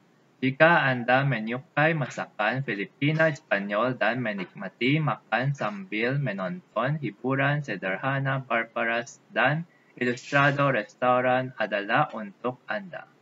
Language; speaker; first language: Indonesian; non-native, learner; Filipino